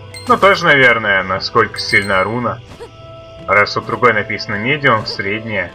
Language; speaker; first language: Russian; native; Russian